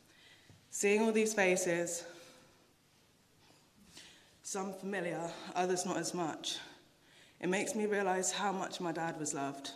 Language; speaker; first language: English; native; English